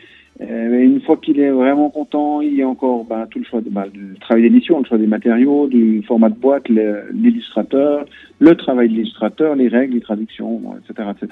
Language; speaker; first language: French; native; French